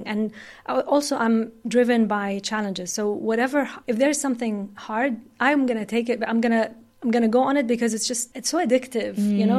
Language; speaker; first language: English; non-native, fluent; Arabic